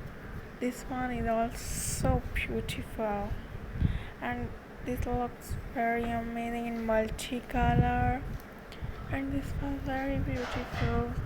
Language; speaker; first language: English; non-native, learner; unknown